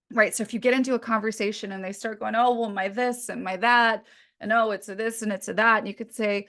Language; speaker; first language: English; native; English